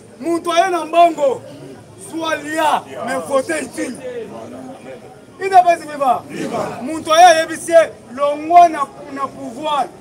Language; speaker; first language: Lingala; native; Lingala